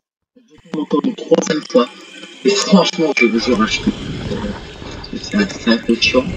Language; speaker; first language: French; native; French